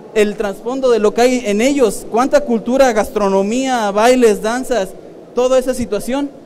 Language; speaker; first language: Spanish; native; Spanish